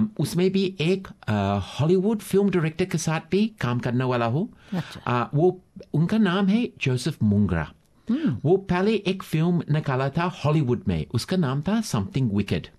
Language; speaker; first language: Hindi; non-native, fluent; English